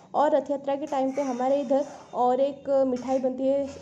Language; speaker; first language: Hindi; non-native, local second language; Odia